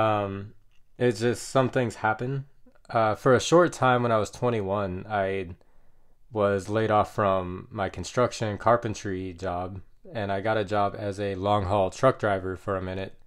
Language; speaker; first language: English; native; English